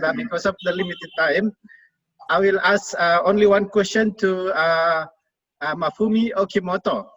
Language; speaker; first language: English; non-native, fluent; Indonesian